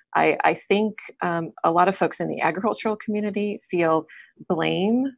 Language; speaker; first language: English; native; English